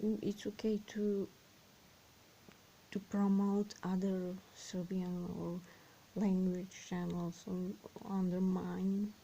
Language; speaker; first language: English; non-native, fluent; Serbian